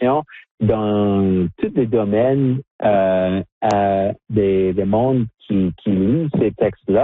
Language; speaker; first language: French; non-native, local second language; English